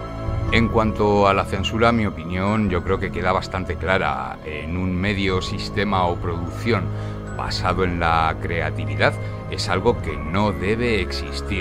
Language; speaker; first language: Spanish; native; Spanish